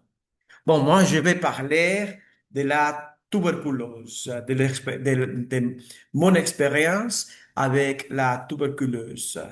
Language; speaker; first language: French; non-native, learner; Spanish